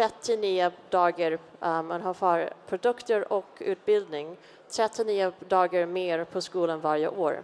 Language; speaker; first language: Swedish; non-native, fluent; English